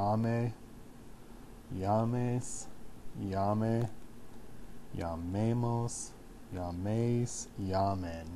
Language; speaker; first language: Spanish; non-native, fluent; English